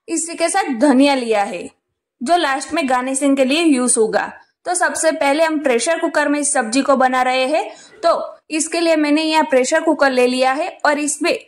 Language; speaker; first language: Hindi; non-native, local second language; Gujarati